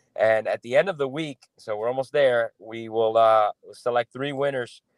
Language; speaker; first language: English; native; English